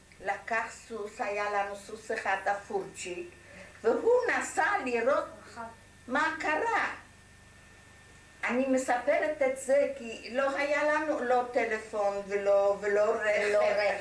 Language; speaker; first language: Hebrew; non-native, fluent; German